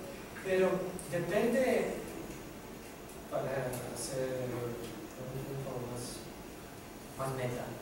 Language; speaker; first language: Spanish; non-native, fluent; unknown